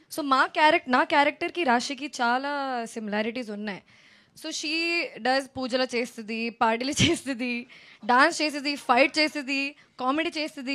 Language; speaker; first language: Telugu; non-native, local second language; Hindi